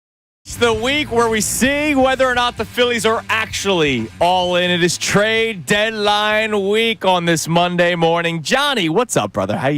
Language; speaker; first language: English; native; English